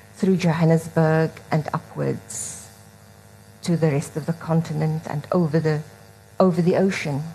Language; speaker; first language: English; non-native, local second language; Afrikaans